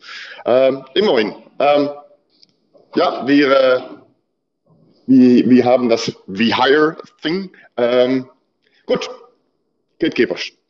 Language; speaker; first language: German; non-native, learner; Dutch